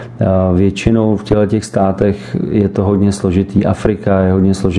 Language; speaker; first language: Czech; native; Czech